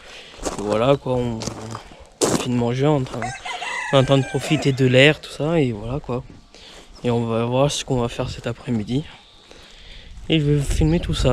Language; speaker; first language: French; native; French